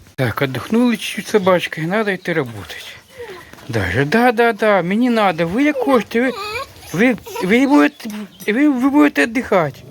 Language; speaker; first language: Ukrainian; native; Ukrainian